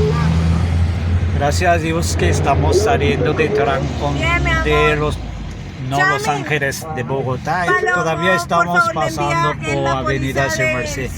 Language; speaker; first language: Spanish; non-native, fluent; Japanese